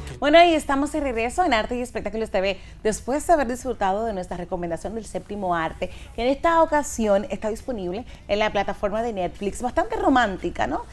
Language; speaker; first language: Spanish; native; Spanish